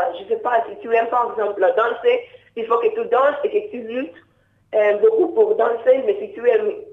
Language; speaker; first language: French; non-native, fluent; Yoruba